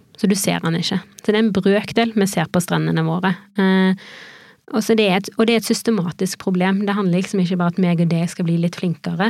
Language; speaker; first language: Norwegian; native; Norwegian